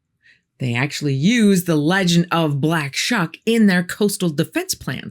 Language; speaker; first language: English; native; English